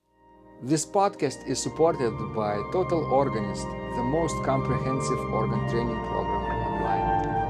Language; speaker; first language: English; non-native, fluent; Lithuanian